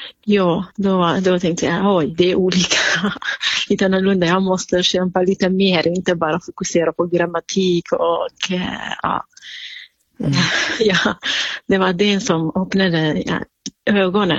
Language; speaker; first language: Swedish; non-native, fluent; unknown